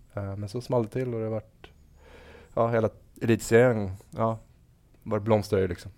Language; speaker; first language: Swedish; native; Swedish